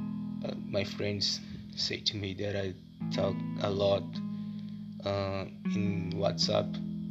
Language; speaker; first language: English; non-native, learner; Portuguese